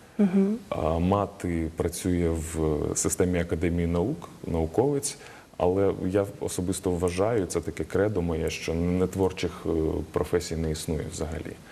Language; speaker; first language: Ukrainian; native; Ukrainian